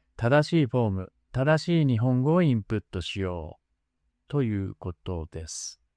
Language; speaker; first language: Japanese; native; Japanese